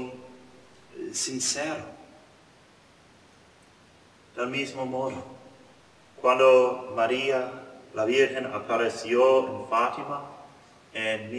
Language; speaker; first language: Spanish; non-native, learner; English